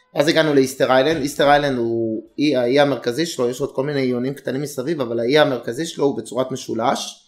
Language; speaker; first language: Hebrew; native; Hebrew